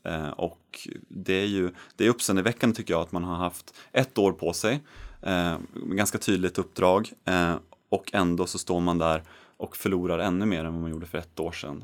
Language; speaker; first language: Swedish; native; Swedish